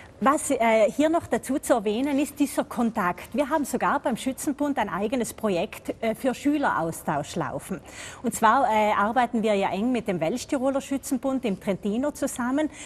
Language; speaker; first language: German; native; German